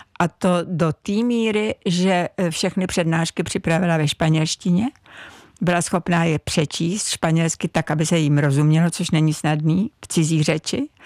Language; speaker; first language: Czech; native; Czech